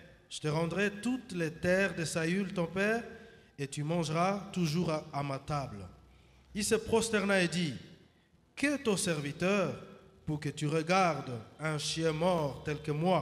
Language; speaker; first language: French; non-native, local second language; Lingala